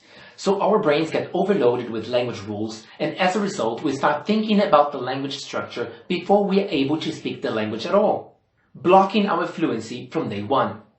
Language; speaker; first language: English; non-native, fluent; Portuguese